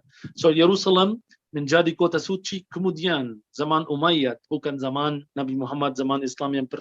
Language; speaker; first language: Indonesian; non-native, fluent; Arabic